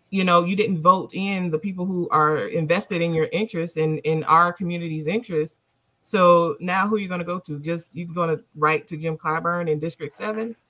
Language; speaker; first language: English; native; English